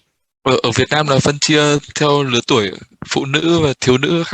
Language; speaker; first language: Vietnamese; native; Vietnamese